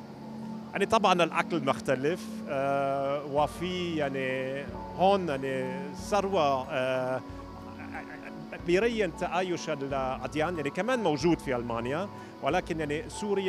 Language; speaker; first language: Arabic; non-native, fluent; German